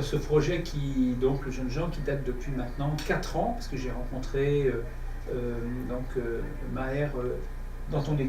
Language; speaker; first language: French; native; French